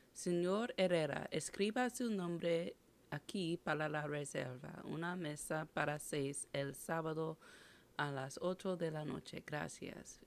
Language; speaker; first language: Spanish; non-native, learner; English